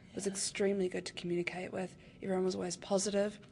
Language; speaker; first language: English; native; English